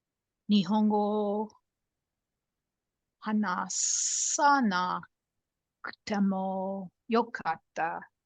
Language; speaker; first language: Japanese; non-native, learner; English